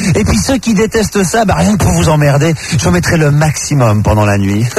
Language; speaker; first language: French; native; French